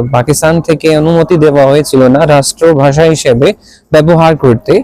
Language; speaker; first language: Bangla; non-native, fluent; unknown